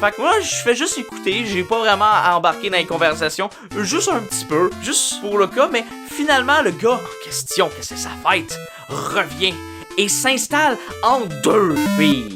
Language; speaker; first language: French; native; French